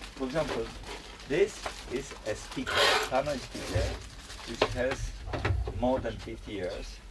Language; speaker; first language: English; non-native, fluent; Polish